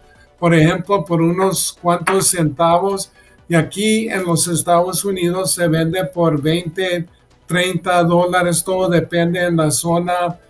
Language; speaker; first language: Spanish; early bilingual, heritage; Spanish